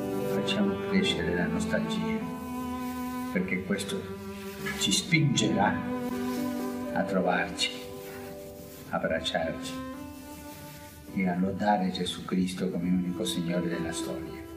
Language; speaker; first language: Italian; non-native, fluent; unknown